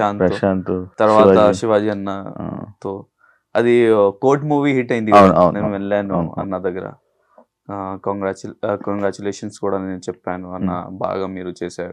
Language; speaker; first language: Telugu; non-native, learner; Hindi